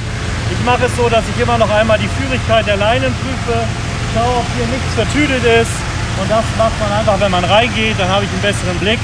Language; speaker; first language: German; native; German